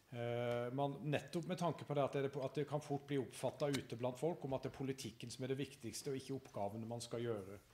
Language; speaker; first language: Norwegian; native; Norwegian